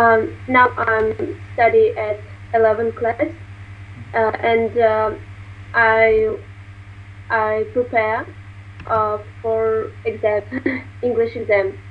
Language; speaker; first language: English; non-native, learner; Russian